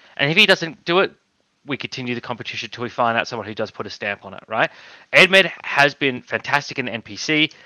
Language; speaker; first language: English; native; English